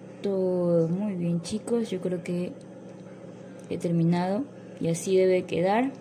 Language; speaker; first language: Spanish; native; Spanish